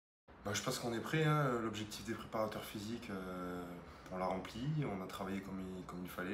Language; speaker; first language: French; native; French